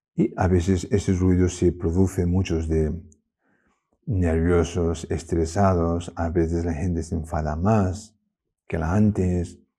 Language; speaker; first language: Spanish; non-native, learner; Tibetan